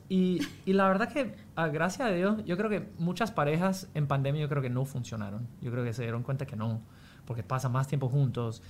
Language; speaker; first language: Spanish; non-native, fluent; English